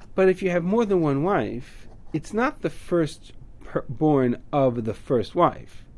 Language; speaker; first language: English; native; English